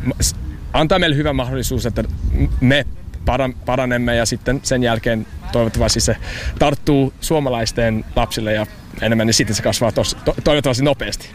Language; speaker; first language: Finnish; non-native, learner; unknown